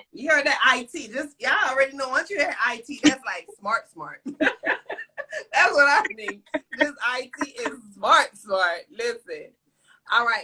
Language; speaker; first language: English; native; English